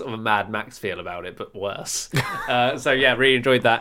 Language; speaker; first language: English; native; English